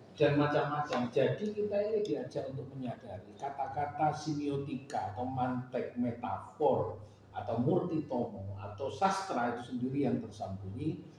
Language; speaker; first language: Indonesian; non-native, local second language; Madurese